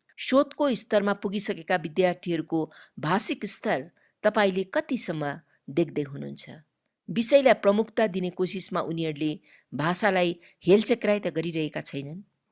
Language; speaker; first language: Nepali; native; Nepali